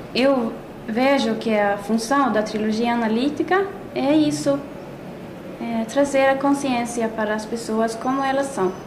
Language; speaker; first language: Portuguese; non-native, fluent; Swedish